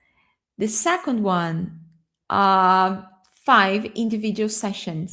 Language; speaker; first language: English; non-native, fluent; Portuguese